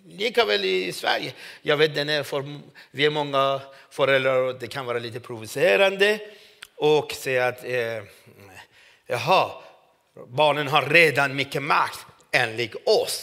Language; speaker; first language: Swedish; non-native, fluent; Persian